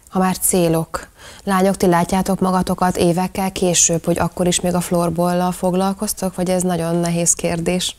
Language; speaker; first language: Hungarian; native; Hungarian